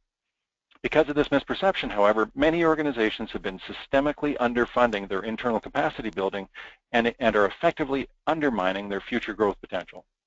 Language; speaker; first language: English; native; English